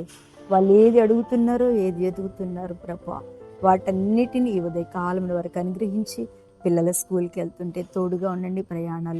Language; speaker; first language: Telugu; native; Telugu